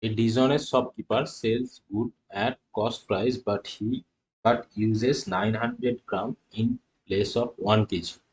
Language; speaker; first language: English; non-native, local second language; Bangla